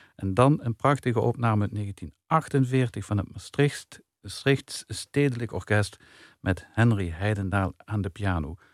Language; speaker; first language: Dutch; native; Dutch